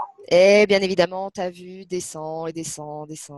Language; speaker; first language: French; native; French